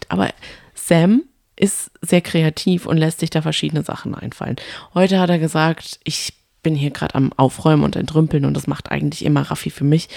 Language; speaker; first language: German; native; German